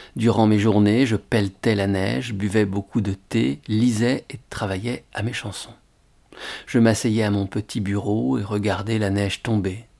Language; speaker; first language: French; native; French